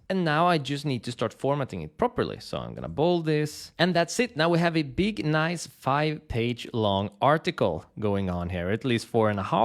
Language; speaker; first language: English; native; English